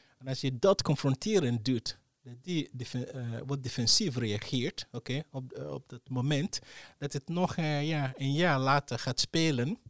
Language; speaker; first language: Dutch; non-native, fluent; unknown